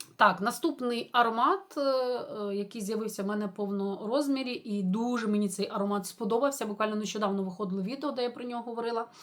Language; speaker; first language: Ukrainian; non-native, local second language; Russian